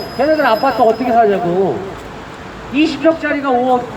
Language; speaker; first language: Korean; native; Korean